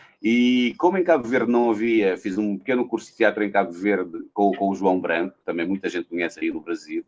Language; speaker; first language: Portuguese; non-native, local second language; Kabuverdianu